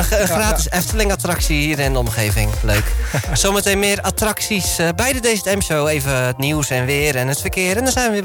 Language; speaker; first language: Dutch; native; Dutch